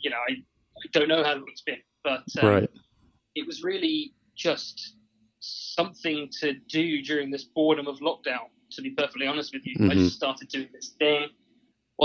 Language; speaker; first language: English; native; English